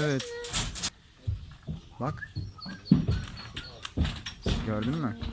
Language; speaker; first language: Turkish; native; Turkish